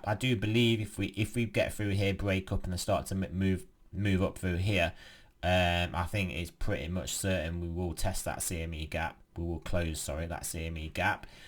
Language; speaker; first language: English; native; English